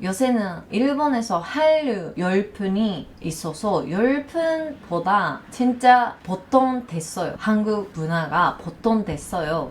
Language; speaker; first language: Korean; non-native, learner; Japanese